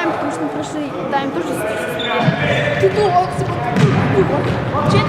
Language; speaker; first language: Russian; native; Russian